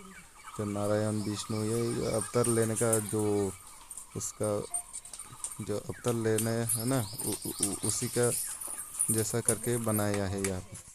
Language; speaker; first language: Hindi; non-native, local second language; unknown